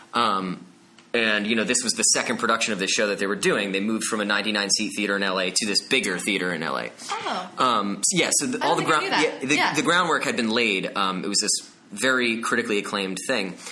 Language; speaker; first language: English; native; English